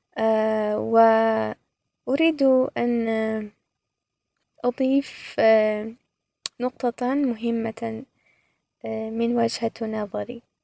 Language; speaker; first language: Arabic; non-native, fluent; Persian